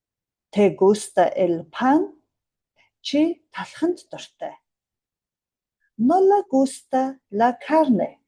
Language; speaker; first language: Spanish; non-native, fluent; Mongolian